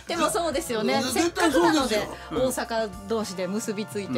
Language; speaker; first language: Japanese; native; Japanese